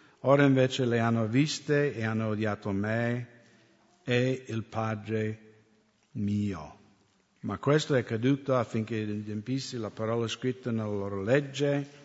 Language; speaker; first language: Italian; non-native, fluent; English